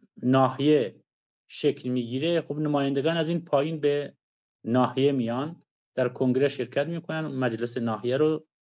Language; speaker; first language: Persian; non-native, local second language; Kurdish